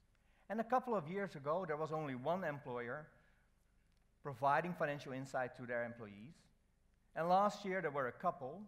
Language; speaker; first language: English; non-native, fluent; Dutch